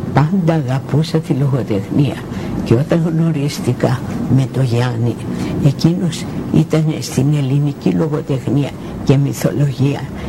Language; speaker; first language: Greek; native; Greek